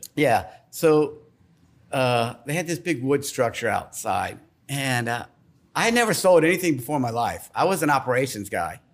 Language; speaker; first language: English; native; English